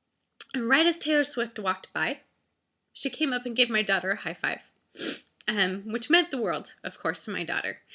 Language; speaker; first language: English; native; English